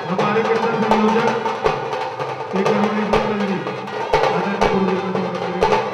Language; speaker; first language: Hindi; native; Hindi